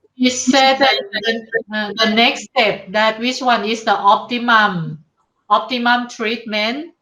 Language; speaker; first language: English; non-native, learner; Thai